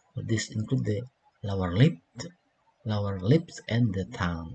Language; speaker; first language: English; non-native, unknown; Indonesian